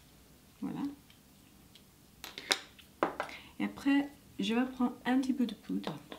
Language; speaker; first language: French; non-native, learner; English